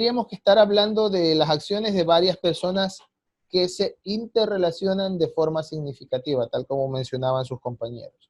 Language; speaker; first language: Spanish; native; Spanish